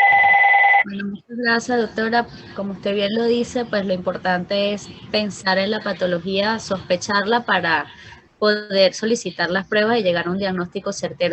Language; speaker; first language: Spanish; native; Spanish